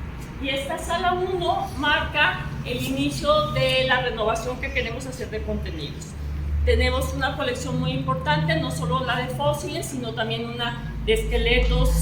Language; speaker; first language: Spanish; native; Spanish